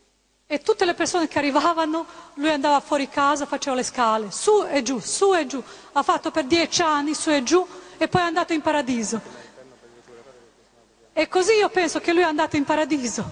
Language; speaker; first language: Italian; non-native, fluent; Croatian